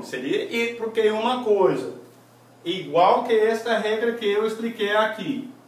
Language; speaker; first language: Portuguese; non-native, fluent; English